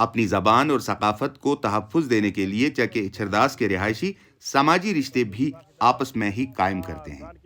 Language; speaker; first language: Urdu; non-native, local second language; Kashmiri